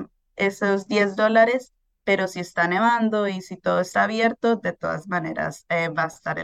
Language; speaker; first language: Spanish; early bilingual, heritage; Spanish